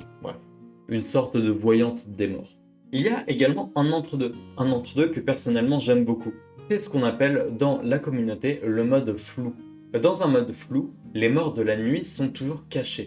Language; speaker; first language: French; native; French